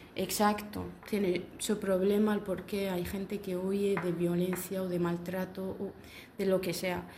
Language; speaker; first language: Spanish; non-native, fluent; Arabic